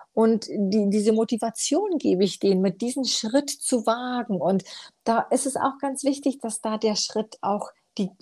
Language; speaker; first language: German; early bilingual, other home language; Romanian